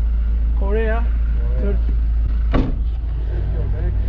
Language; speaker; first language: English; non-native, learner; Turkish